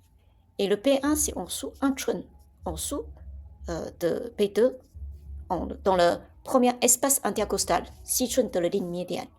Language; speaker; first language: French; non-native, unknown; Chinese